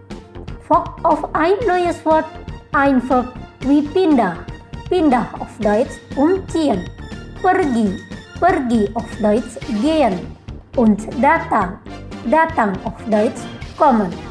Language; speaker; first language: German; non-native, fluent; Indonesian